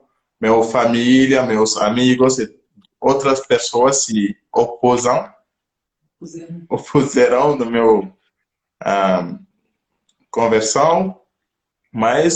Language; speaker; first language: Portuguese; non-native, local second language; French